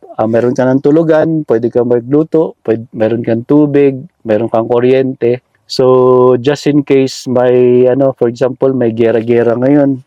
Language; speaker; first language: Filipino; native; Filipino